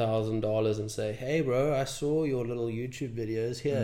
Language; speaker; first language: English; native; English